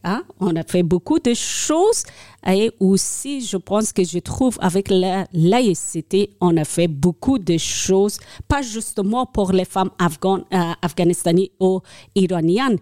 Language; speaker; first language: French; non-native, learner; Persian